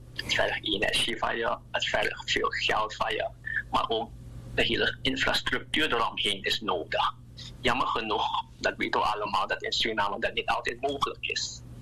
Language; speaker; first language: Dutch; native; Dutch